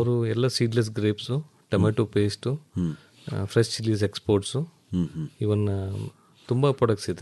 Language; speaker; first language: Kannada; non-native, learner; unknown